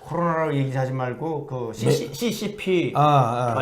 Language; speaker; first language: Korean; native; Korean